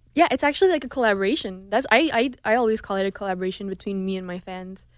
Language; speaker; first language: English; non-native, fluent; Indonesian